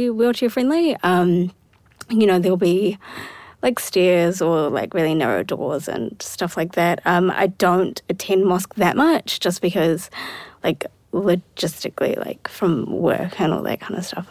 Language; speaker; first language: English; native; English